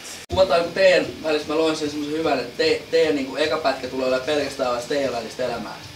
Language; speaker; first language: Finnish; native; Finnish